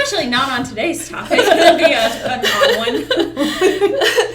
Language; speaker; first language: English; native; English